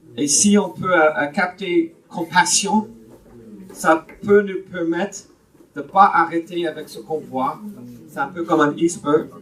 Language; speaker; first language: French; non-native, fluent; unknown